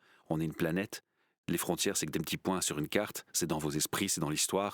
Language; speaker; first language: French; native; French